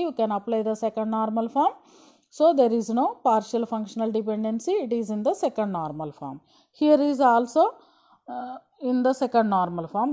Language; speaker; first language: English; non-native, local second language; Telugu